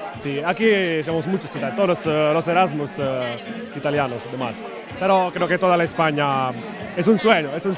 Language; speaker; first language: Spanish; non-native, fluent; Italian